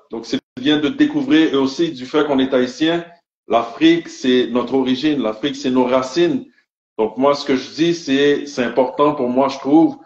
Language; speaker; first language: French; native; French